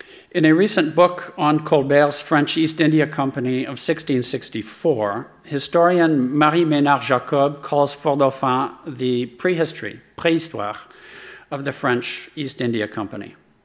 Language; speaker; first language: English; native; English